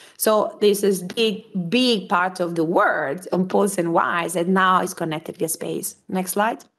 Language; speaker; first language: English; non-native, fluent; Italian